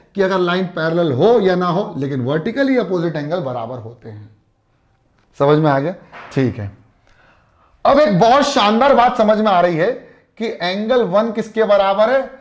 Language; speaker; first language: Hindi; native; Hindi